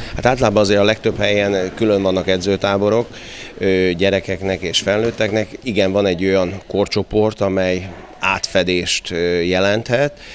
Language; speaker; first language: Hungarian; native; Hungarian